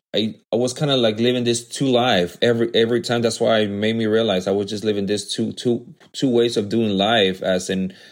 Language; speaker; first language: English; early bilingual, other home language; Spanish